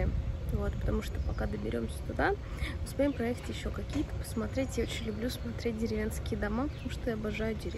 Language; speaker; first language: Russian; native; Russian